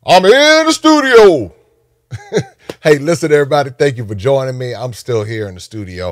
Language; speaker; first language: English; native; English